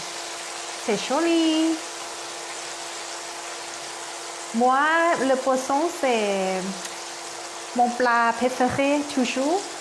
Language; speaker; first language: French; non-native, learner; Thai